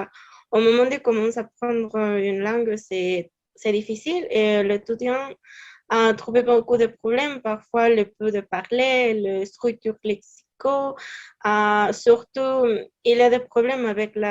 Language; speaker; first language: French; non-native, learner; Spanish